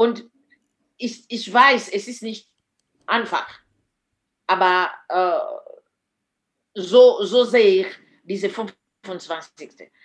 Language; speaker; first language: German; non-native, fluent; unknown